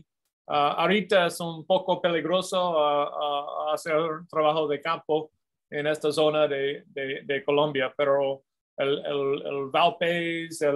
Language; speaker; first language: Spanish; non-native, fluent; English